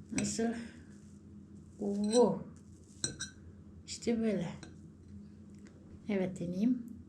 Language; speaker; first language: Turkish; non-native, learner; Indonesian